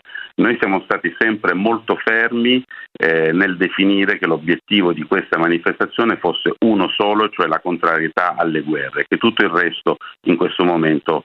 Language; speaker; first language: Italian; native; Italian